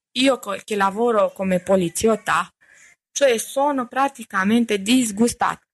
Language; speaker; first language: Italian; non-native, fluent; Romanian